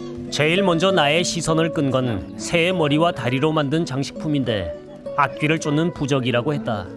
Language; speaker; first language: Korean; native; Korean